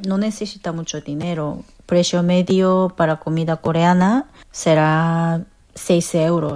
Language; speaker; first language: Spanish; non-native, fluent; Korean